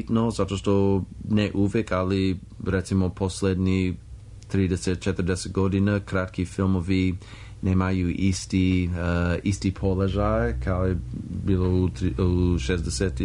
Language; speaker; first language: Serbian; non-native, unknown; English